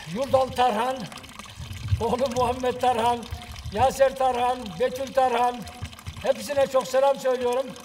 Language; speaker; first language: Turkish; native; Turkish